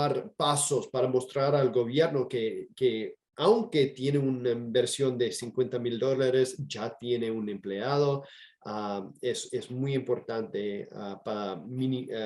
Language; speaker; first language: Spanish; non-native, fluent; English